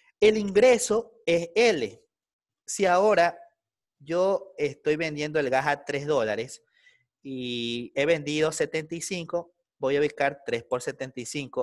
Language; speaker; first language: Spanish; native; Spanish